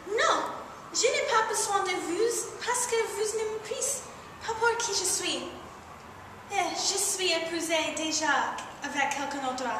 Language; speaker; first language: French; non-native, learner; English